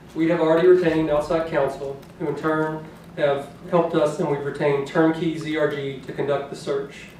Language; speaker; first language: English; native; English